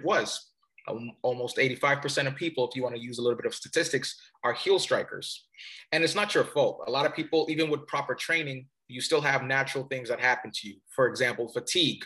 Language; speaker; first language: English; early bilingual, other home language; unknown